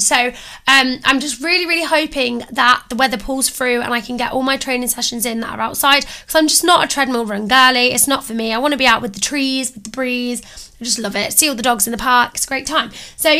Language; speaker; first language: English; native; English